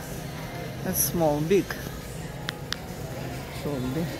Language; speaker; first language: English; non-native, learner; Russian